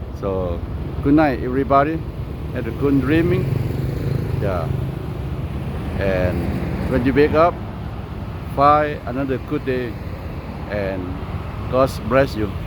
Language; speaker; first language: English; non-native, learner; Lao